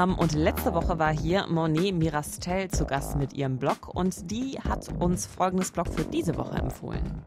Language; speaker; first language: German; native; German